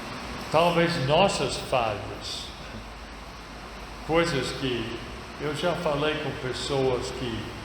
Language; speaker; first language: Portuguese; non-native, fluent; English